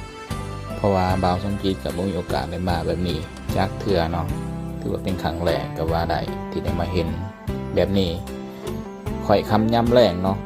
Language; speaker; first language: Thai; non-native, local second language; Lao